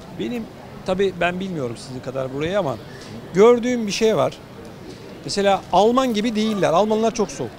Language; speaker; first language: Turkish; native; Turkish